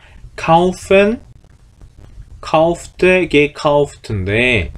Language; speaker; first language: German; non-native, fluent; Korean